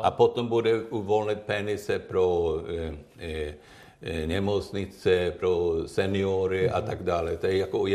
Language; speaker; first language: Czech; non-native, learner; Swedish